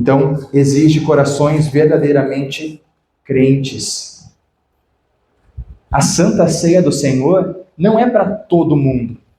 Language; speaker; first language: Portuguese; native; Portuguese